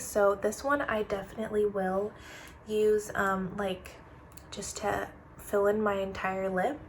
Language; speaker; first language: English; native; English